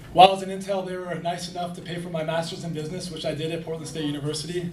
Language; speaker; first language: English; native; English